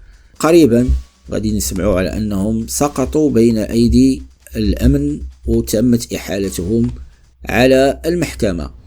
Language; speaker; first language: Arabic; native; Arabic